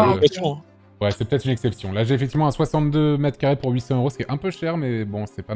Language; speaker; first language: French; native; French